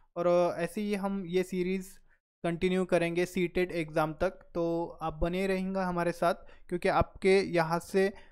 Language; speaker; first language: Hindi; non-native, local second language; Marathi